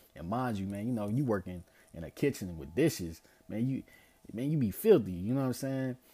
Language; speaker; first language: English; native; English